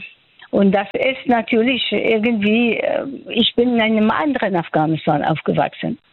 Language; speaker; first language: German; non-native, fluent; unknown